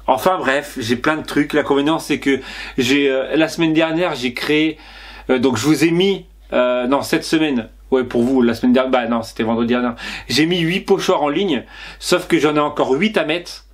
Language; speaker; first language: French; native; French